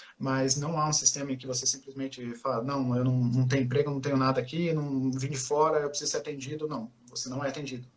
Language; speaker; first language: Portuguese; native; Portuguese